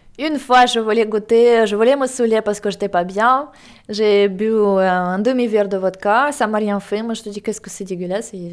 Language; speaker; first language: French; non-native, fluent; Russian